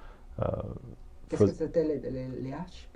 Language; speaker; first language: French; non-native, learner; Spanish